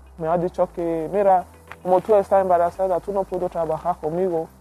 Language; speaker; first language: Spanish; non-native, learner; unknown